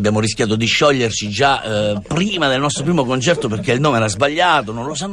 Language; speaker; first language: Italian; non-native, fluent; German